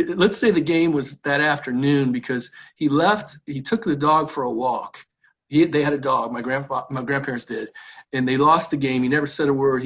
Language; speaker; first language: English; native; English